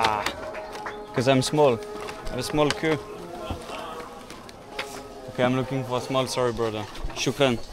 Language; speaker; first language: English; non-native, learner; French